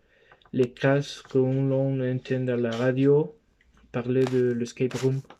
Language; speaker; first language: French; non-native, learner; Spanish